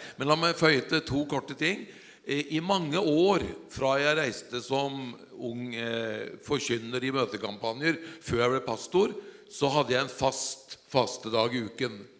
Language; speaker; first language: Norwegian; native; Norwegian